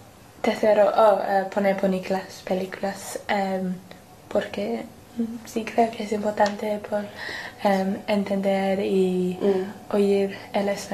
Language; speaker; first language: Spanish; non-native, learner; English